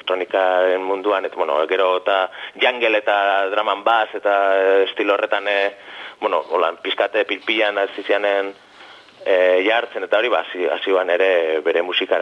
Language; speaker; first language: Basque; native; Basque